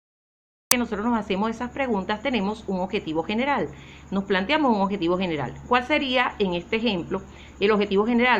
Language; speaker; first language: Spanish; native; Spanish